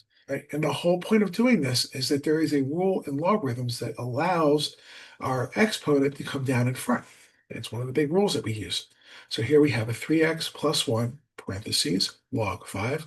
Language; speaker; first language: English; native; English